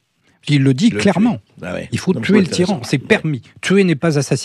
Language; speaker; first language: French; native; French